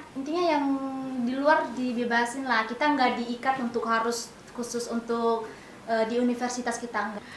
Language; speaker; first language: Indonesian; non-native, local second language; Nias